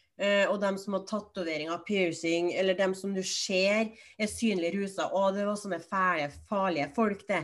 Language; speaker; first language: Norwegian; native; Norwegian